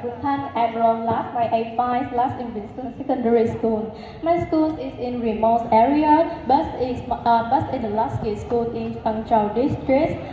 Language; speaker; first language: English; non-native, learner; Vietnamese